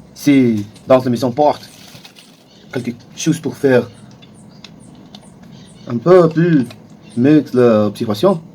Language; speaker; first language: French; non-native, learner; Portuguese